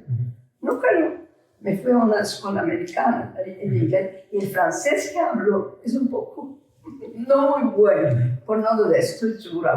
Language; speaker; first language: Spanish; early bilingual, heritage; Ladino